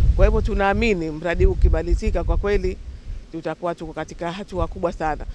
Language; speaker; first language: Swahili; native; Swahili